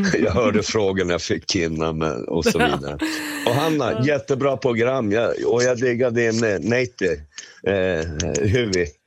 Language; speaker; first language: Swedish; native; Swedish